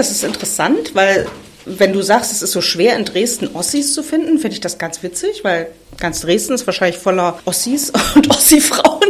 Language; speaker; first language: German; native; German